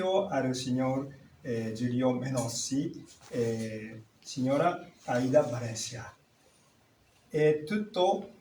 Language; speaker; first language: Italian; non-native, learner; Japanese